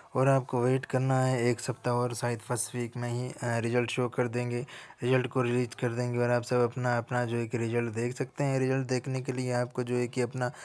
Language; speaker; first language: Hindi; native; Hindi